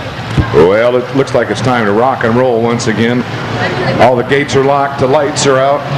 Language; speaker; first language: English; native; English